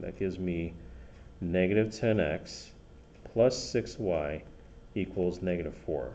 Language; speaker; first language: English; native; English